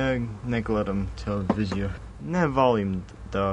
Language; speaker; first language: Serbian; early bilingual, heritage; English